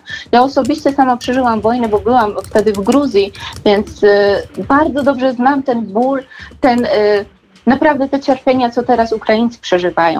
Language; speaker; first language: Polish; non-native, fluent; Georgian